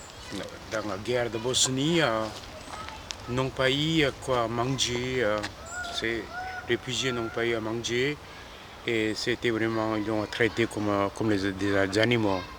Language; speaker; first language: French; non-native, fluent; Korean